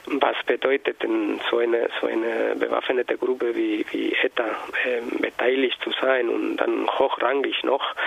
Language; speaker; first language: German; non-native, learner; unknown